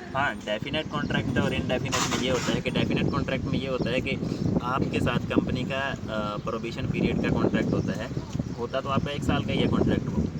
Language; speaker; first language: Urdu; non-native, local second language; Punjabi